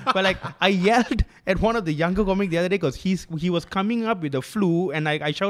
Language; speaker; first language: English; non-native, local second language; Tamil